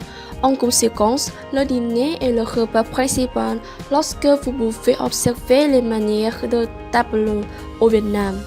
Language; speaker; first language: French; non-native, learner; Vietnamese